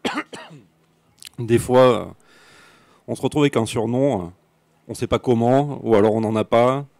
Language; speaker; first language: French; native; French